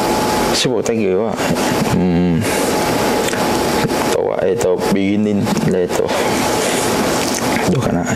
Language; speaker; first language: Japanese; non-native, learner; Cantonese